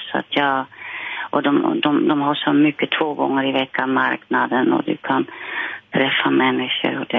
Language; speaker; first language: Swedish; non-native, fluent; Dutch